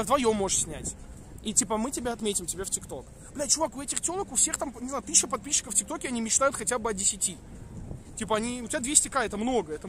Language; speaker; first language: Russian; native; Russian